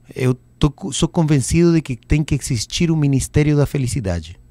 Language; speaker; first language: Portuguese; non-native, learner; Spanish